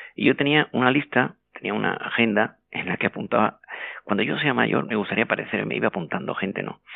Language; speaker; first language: Spanish; native; Spanish